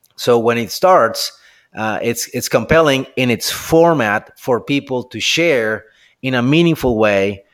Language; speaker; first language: English; non-native, fluent; Spanish